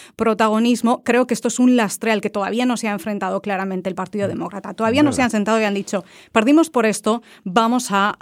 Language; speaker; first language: Spanish; native; Spanish